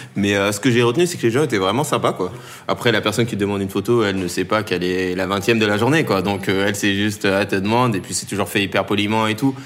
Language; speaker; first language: French; native; French